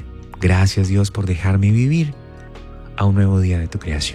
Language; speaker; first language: Spanish; native; Spanish